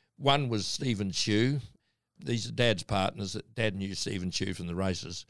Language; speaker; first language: English; native; English